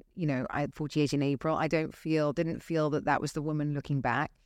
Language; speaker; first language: English; native; English